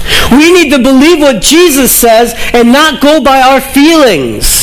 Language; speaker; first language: English; native; English